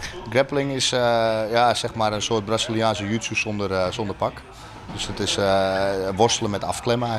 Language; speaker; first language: Dutch; native; Dutch